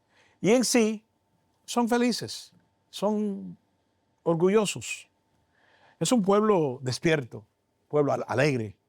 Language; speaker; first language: Spanish; native; Spanish